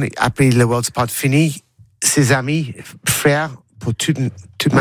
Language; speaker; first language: French; non-native, learner; English